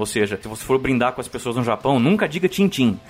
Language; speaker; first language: Portuguese; native; Portuguese